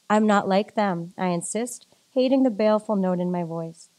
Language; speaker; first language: English; native; English